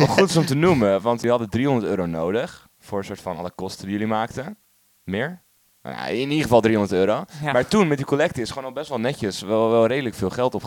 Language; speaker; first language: Dutch; native; Dutch